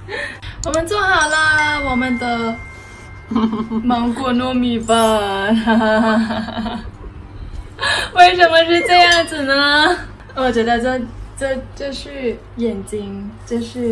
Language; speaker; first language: Chinese; non-native, learner; Thai